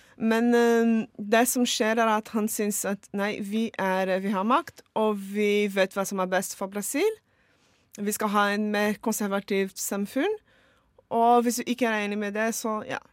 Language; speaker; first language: Norwegian; non-native, fluent; Portuguese